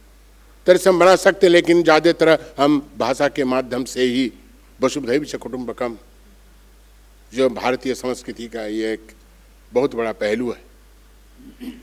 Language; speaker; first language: Hindi; non-native, local second language; Bangla